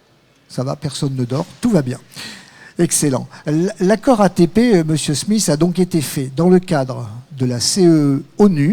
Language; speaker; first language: French; native; French